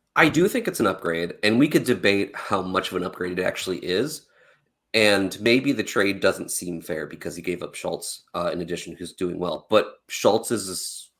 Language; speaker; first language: English; native; English